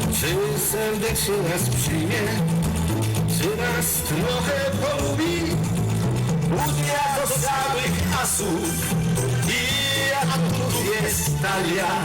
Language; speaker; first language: Polish; native; Polish